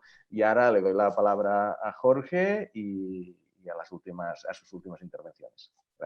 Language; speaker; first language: Spanish; native; Spanish